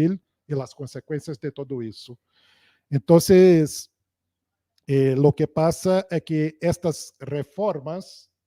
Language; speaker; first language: Spanish; non-native, fluent; Portuguese